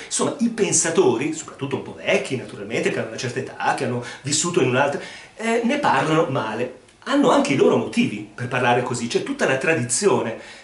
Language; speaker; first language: Italian; non-native, fluent; Spanish